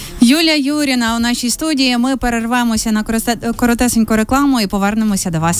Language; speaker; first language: Ukrainian; native; Ukrainian